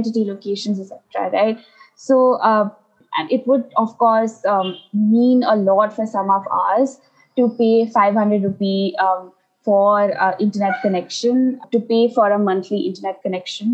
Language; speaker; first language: English; non-native, local second language; Nepali